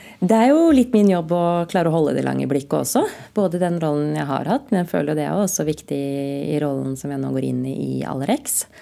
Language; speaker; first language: Norwegian; native; Norwegian